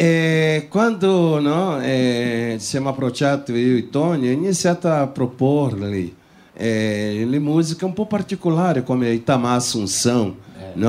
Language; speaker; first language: Italian; non-native, fluent; Portuguese